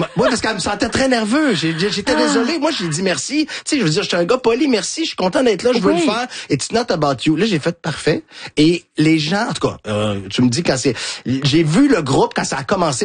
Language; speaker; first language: French; native; French